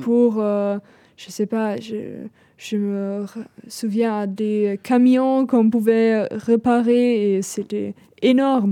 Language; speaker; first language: French; non-native, fluent; German